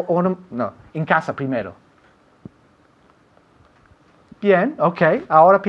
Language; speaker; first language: Spanish; non-native, fluent; English